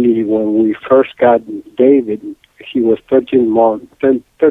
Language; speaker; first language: English; non-native, fluent; Spanish